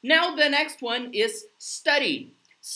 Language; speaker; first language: English; non-native, fluent; Portuguese